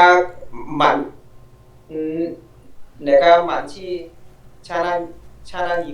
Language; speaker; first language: Korean; non-native, learner; Vietnamese